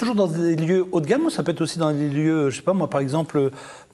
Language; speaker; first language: French; native; French